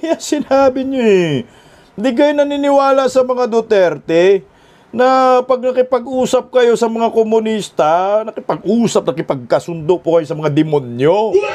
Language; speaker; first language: Filipino; non-native, local second language; Cebuano